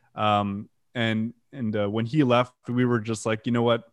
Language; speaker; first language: English; non-native, fluent; French